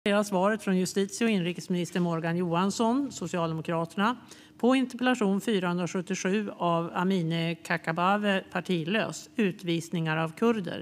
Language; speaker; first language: Swedish; native; Swedish